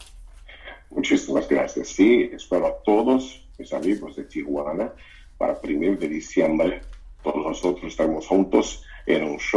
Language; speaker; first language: Spanish; non-native, fluent; Portuguese